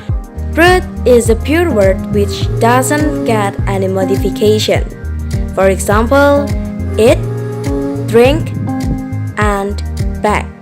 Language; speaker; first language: English; non-native, learner; Indonesian